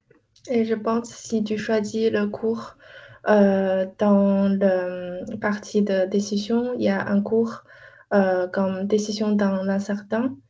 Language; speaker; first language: French; non-native, learner; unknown